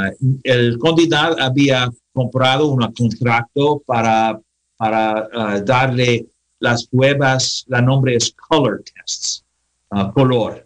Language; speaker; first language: Spanish; non-native, learner; English